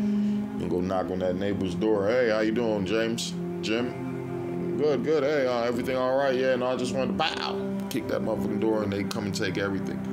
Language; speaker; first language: English; native; English